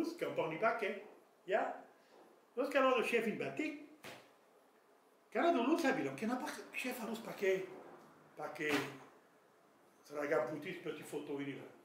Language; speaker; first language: Indonesian; non-native, fluent; French